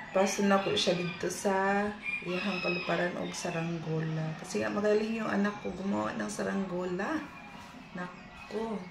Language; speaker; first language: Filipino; non-native, local second language; Cebuano